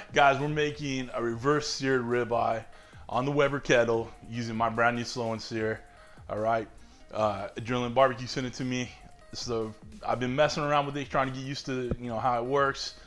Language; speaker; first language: English; native; English